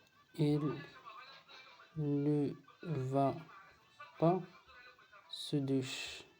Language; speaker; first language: French; non-native, learner; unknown